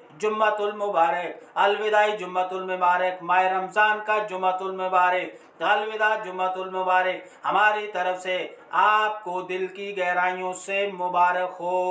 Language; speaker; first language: Urdu; native; Urdu